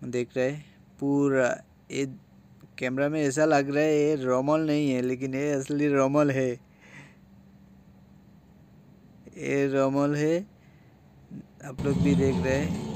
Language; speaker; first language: Hindi; non-native, fluent; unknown